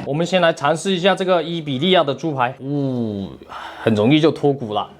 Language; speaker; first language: Chinese; native; Chinese